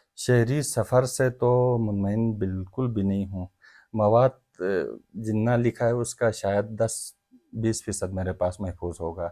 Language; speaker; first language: Urdu; non-native, local second language; Shina